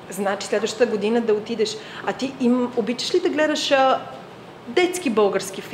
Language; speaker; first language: Bulgarian; native; Bulgarian